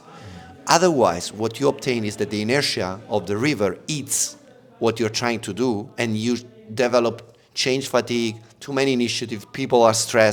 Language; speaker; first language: English; non-native, fluent; Italian